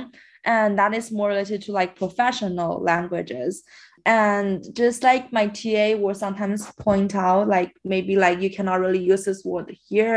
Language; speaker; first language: English; non-native, fluent; Chinese